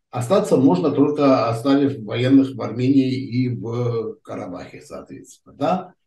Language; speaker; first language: Russian; native; Russian